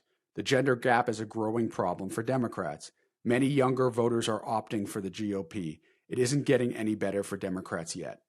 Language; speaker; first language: English; native; English